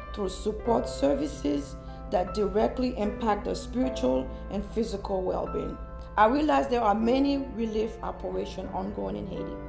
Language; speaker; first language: English; early bilingual, other home language; Haitian Creole